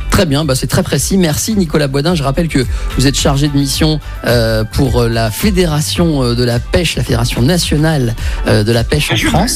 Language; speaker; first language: French; native; French